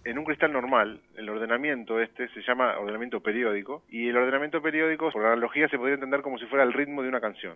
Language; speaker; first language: Spanish; native; Spanish